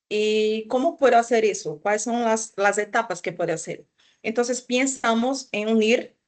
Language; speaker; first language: Spanish; non-native, fluent; Portuguese